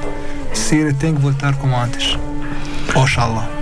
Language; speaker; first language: Portuguese; non-native, learner; Arabic